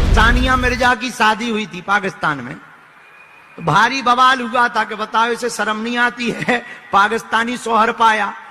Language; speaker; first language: Hindi; native; Hindi